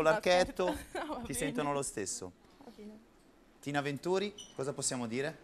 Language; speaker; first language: Italian; native; Italian